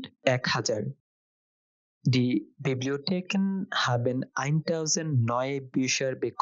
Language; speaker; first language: German; non-native, fluent; Bangla